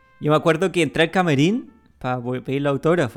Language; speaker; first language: Spanish; native; Spanish